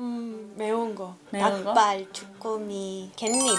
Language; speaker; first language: Korean; non-native, fluent; Spanish